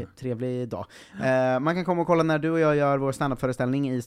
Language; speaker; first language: Swedish; native; Swedish